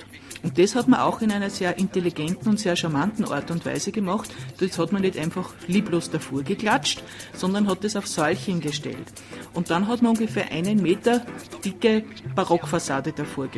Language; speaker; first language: German; native; German